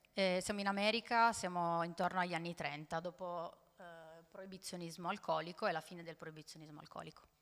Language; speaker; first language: Italian; native; Italian